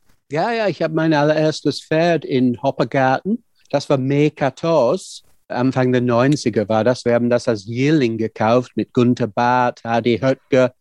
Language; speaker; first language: German; non-native, fluent; English